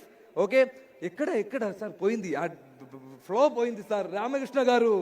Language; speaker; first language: Telugu; non-native, learner; Malayalam